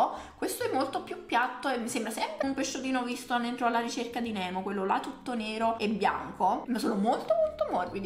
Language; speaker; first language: Italian; native; Italian